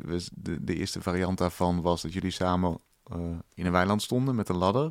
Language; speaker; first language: Dutch; native; Dutch